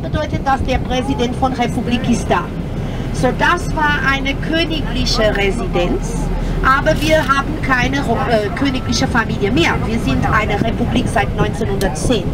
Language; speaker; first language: German; non-native, fluent; Portuguese